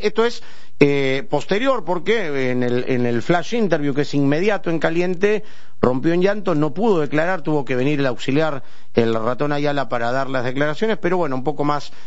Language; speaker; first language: Spanish; native; Spanish